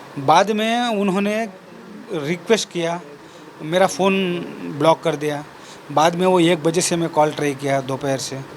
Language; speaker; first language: Hindi; non-native, local second language; Kannada